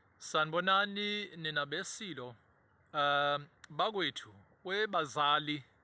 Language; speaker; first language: Zulu; native; Zulu